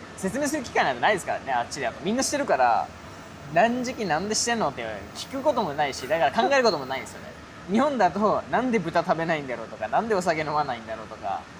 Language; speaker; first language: Japanese; early bilingual, other home language; Urdu